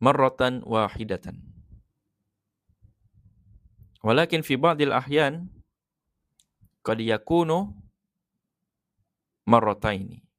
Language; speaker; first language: Arabic; non-native, fluent; Malay